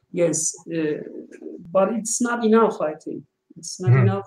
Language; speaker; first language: English; non-native, learner; Turkish